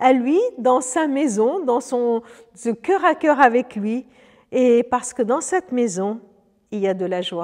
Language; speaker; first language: French; native; French